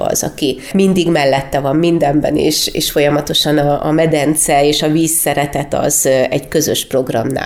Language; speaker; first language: Hungarian; native; Hungarian